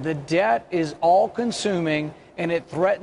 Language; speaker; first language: English; native; English